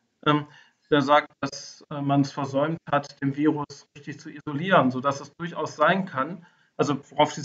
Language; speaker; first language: German; native; German